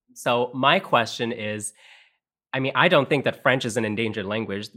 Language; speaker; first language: English; non-native, fluent; Filipino